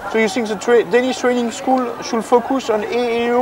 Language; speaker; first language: English; non-native, fluent; French